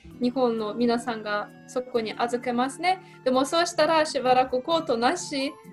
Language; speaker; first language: Japanese; non-native, fluent; Russian